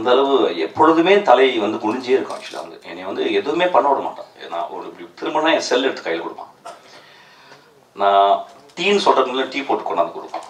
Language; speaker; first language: Tamil; native; Tamil